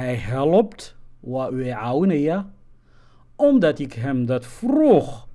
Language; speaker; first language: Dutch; non-native, fluent; Somali